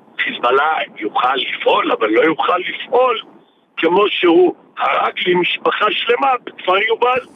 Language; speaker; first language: Hebrew; native; Hebrew